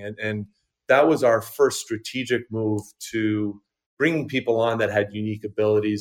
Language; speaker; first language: English; native; English